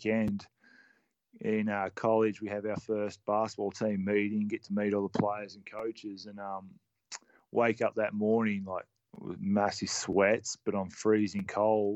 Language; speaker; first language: English; native; English